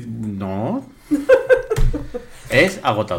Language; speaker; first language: Spanish; native; Spanish